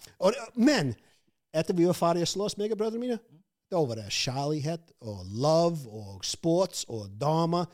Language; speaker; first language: Norwegian; non-native, fluent; English